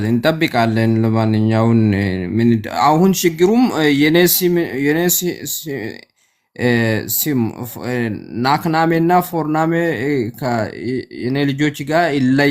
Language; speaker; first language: Amharic; non-native, local second language; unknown